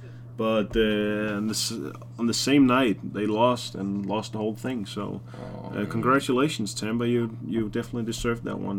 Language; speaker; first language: English; non-native, fluent; Danish